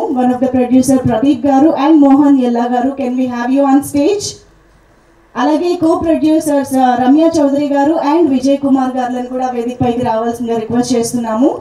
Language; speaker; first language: Telugu; native; Telugu